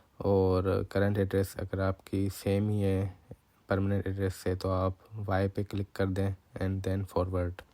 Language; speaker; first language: Urdu; non-native, local second language; Punjabi